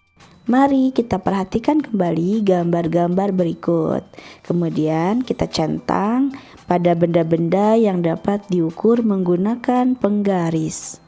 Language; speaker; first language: Indonesian; native; Indonesian